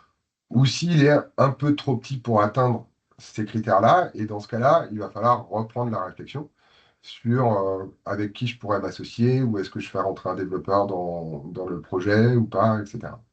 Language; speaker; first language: French; native; French